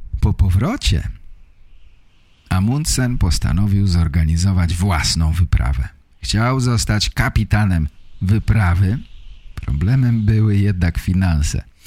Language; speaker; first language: Polish; native; Polish